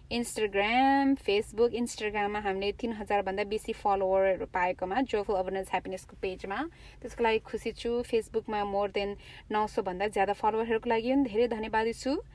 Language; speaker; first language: Nepali; early bilingual, heritage; Nepali